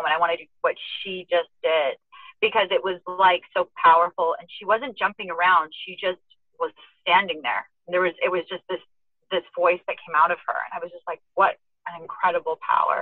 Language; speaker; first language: English; native; English